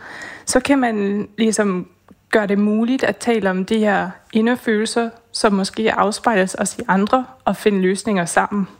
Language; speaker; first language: Danish; non-native, fluent; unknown